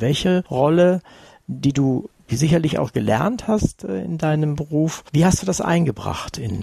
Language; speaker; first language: German; native; German